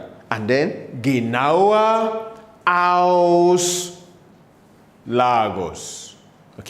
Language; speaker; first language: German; non-native, learner; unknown